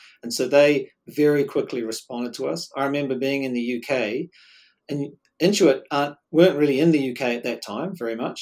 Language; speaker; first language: English; native; English